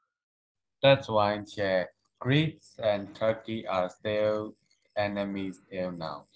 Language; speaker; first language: English; non-native, learner; Burmese